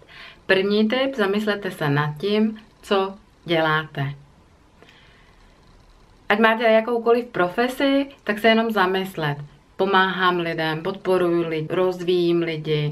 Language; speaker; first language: Czech; native; Czech